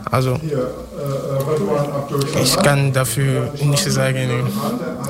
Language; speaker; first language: German; non-native, learner; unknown